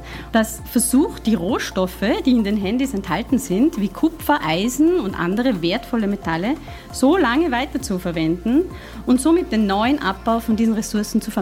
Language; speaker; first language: German; native; German